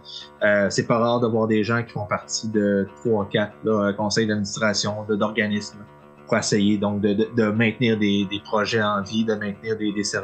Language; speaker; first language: French; native; French